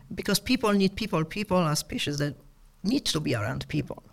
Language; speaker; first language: English; non-native, fluent; Polish